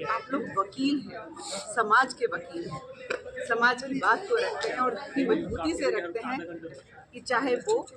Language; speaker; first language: Hindi; native; Hindi